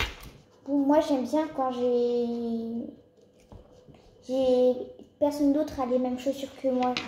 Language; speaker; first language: French; early bilingual, other home language; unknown